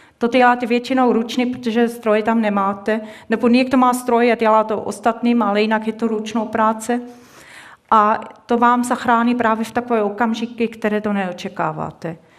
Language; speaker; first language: Czech; non-native, fluent; Swiss German